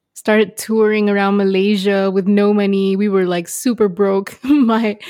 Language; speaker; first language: English; non-native, local second language; Malay